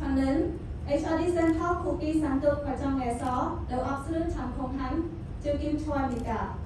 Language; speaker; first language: Korean; non-native, learner; Khmer